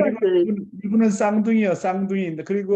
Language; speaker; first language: Korean; native; Korean